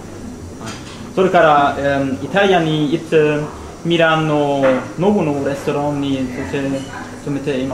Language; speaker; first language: Japanese; non-native, learner; German